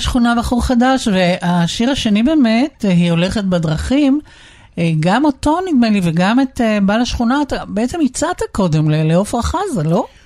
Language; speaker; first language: Hebrew; native; Hebrew